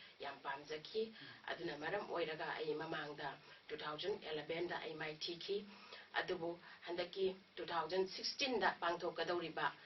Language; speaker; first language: Manipuri; native; Manipuri